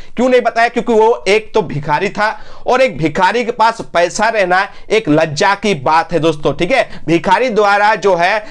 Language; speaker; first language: Hindi; non-native, local second language; Bangla